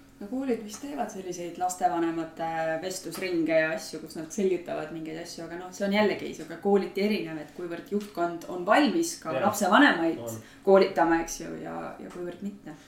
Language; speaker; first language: Estonian; native; Estonian